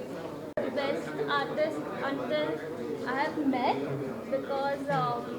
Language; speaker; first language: English; non-native, local second language; Hindi